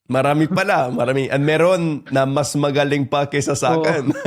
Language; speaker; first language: Filipino; non-native, fluent; English